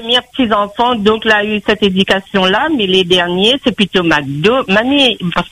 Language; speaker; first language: French; non-native, local second language; Réunion Creole French